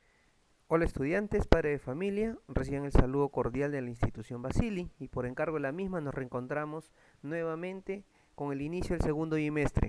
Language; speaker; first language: Spanish; native; Spanish